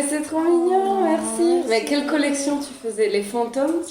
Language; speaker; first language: French; early bilingual, other home language; Italian